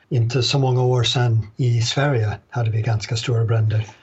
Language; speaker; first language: Swedish; non-native, fluent; English